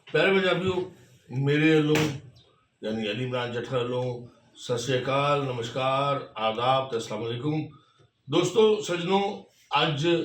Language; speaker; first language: Punjabi; native; Punjabi